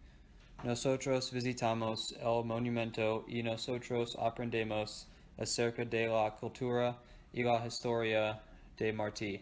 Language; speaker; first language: Spanish; non-native, learner; English